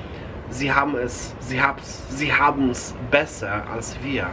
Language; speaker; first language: German; non-native, fluent; Polish